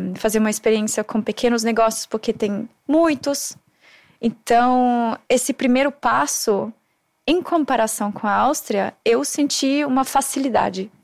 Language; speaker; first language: Portuguese; non-native, fluent; German